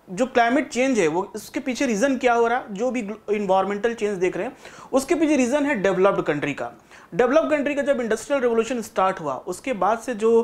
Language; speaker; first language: Hindi; native; Hindi